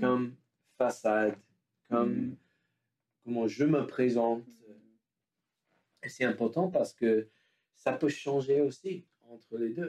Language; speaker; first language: French; non-native, learner; English